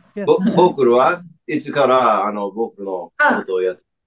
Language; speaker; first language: Japanese; non-native, fluent; English